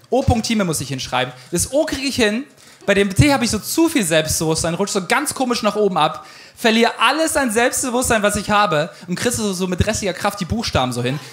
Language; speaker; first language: German; early bilingual, other home language; Ukrainian